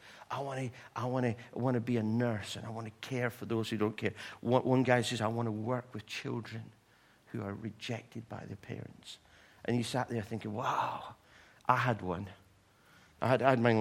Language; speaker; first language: English; native; English